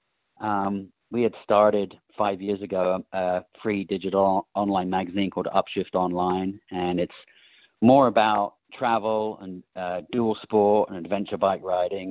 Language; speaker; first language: English; native; English